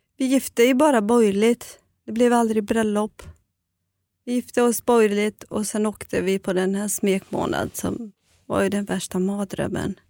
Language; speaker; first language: Swedish; non-native, fluent; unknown